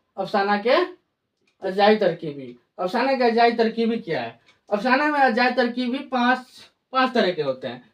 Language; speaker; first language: Hindi; native; Hindi